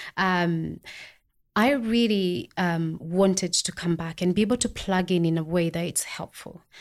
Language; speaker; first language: English; non-native, local second language; Kikuyu